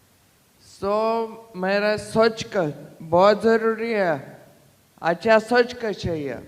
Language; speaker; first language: Hindi; non-native, learner; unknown